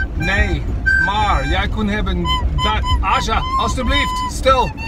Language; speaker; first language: Dutch; non-native, learner; English